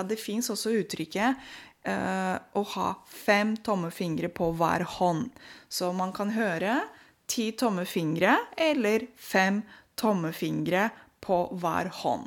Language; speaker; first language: Norwegian; non-native, fluent; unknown